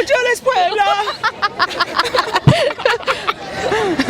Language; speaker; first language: Spanish; non-native, learner; English